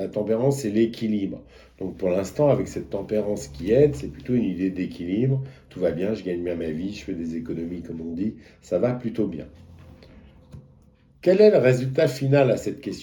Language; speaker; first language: French; native; French